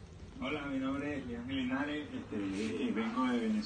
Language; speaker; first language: Portuguese; non-native, learner; Spanish